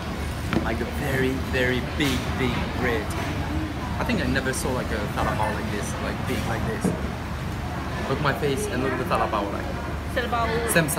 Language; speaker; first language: English; non-native, fluent; French